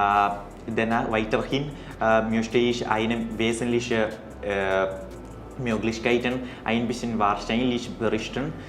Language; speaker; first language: German; non-native, learner; Malayalam